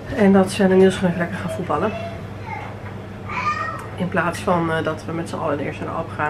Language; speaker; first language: Dutch; native; Dutch